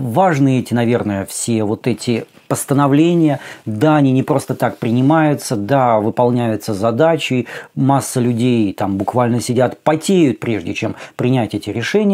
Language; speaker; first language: Russian; native; Russian